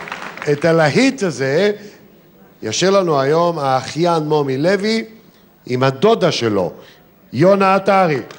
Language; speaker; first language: Hebrew; native; Hebrew